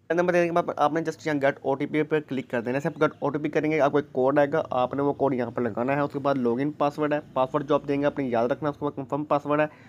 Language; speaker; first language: Urdu; native; Urdu